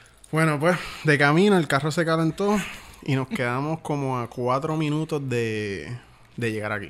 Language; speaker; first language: Spanish; native; Spanish